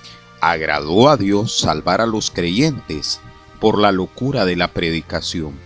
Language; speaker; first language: Spanish; native; Spanish